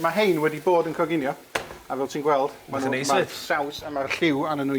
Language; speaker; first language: Welsh; native; Welsh